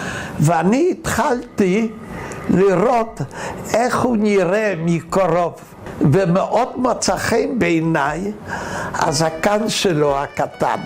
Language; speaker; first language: Hebrew; non-native, fluent; Polish